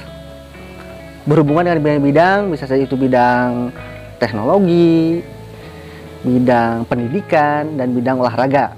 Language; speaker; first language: Indonesian; native; Indonesian